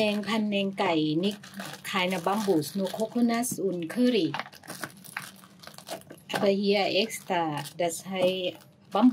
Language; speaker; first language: German; non-native, learner; Thai